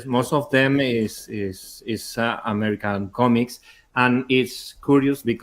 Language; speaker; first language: English; non-native, learner; Spanish